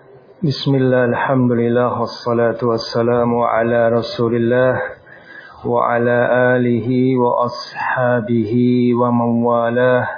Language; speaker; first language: Arabic; non-native, fluent; Indonesian